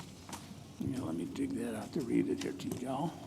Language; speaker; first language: English; native; English